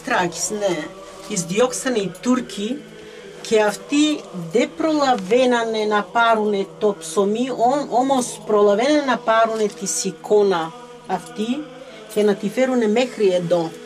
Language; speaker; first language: Greek; early bilingual, heritage; Greek